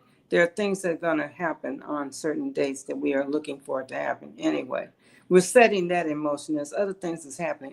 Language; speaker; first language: English; native; English